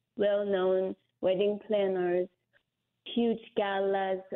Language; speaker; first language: English; non-native, fluent; Korean